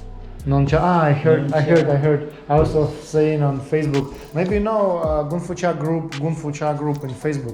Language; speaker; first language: English; non-native, learner; Russian